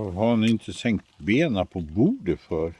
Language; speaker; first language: Swedish; native; Swedish